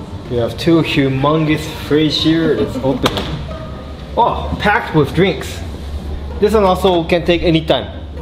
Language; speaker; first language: English; non-native, fluent; Japanese